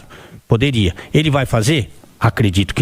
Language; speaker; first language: Portuguese; native; Portuguese